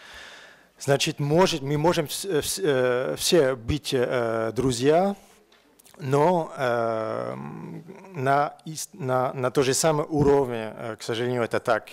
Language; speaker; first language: Russian; non-native, learner; French